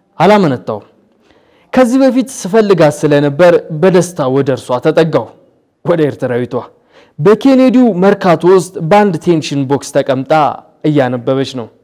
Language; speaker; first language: Amharic; native; Amharic